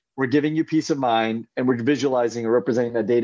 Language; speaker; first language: English; native; English